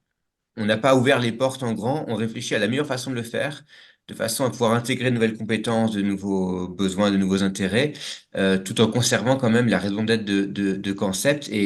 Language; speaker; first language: French; native; French